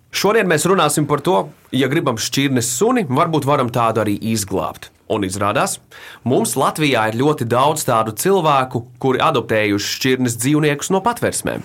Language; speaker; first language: Latvian; native; Latvian